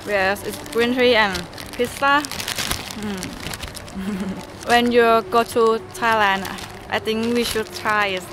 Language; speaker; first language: English; non-native, learner; Thai